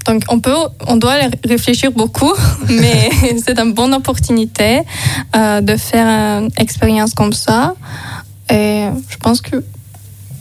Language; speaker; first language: French; non-native, learner; Azerbaijani